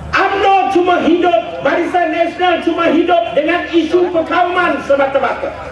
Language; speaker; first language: Malay; native; Malay